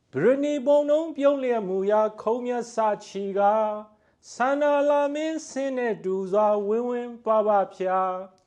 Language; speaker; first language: Burmese; native; Burmese